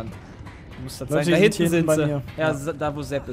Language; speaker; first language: German; native; German